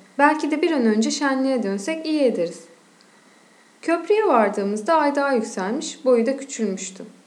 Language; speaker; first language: Turkish; native; Turkish